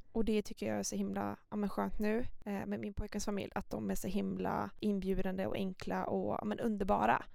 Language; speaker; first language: Swedish; early bilingual, other home language; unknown